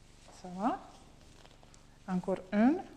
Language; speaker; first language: French; non-native, learner; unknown